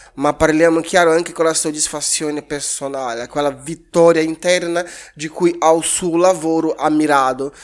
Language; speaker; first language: Italian; non-native, fluent; Portuguese